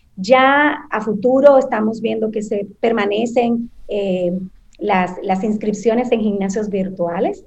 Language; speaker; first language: Spanish; native; Spanish